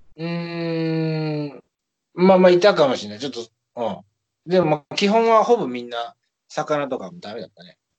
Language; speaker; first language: Japanese; native; Japanese